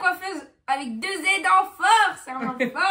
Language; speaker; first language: French; native; French